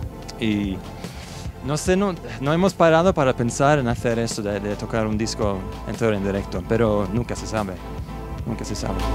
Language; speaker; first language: Spanish; non-native, fluent; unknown